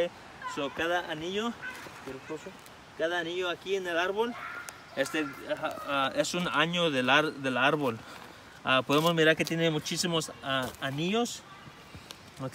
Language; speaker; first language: Spanish; early bilingual, heritage; Spanish